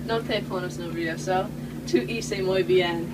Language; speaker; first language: Spanish; non-native, learner; English